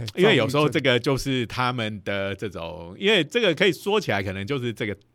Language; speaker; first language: Chinese; non-native, local second language; Min Nan Chinese